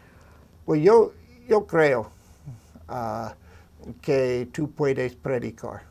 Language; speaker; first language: Spanish; non-native, learner; English